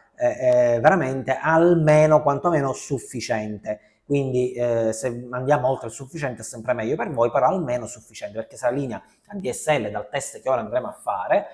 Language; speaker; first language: Italian; native; Italian